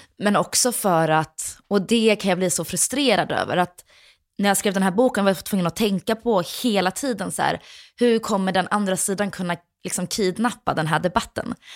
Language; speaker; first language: Swedish; early bilingual, other home language; Bosnian